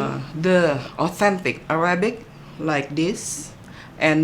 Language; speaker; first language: English; non-native, learner; Indonesian